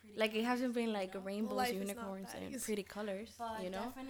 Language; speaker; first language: English; early bilingual, other home language; Spanish